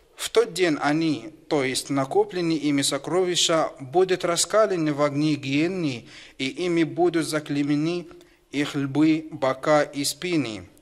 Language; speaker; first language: Russian; non-native, fluent; Arabic